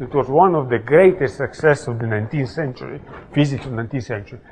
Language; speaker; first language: English; non-native, fluent; Italian